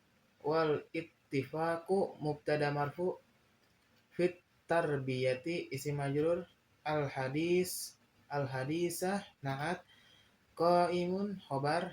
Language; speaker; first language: Arabic; non-native, learner; Indonesian